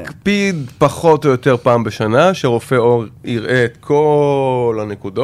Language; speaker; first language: Hebrew; native; Hebrew